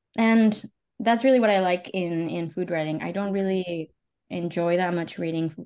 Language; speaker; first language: English; early bilingual, other home language; Spanish